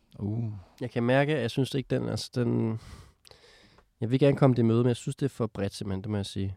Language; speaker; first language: Danish; native; Danish